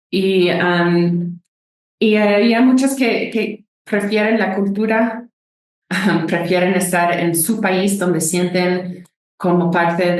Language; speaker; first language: Spanish; non-native, fluent; English